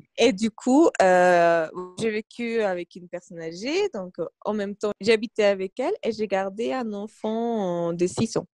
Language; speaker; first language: French; non-native, fluent; Spanish